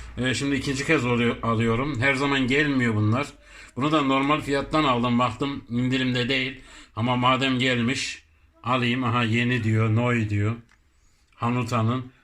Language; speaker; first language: Turkish; early bilingual, heritage; Turkish